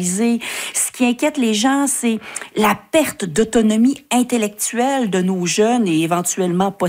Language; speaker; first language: French; native; French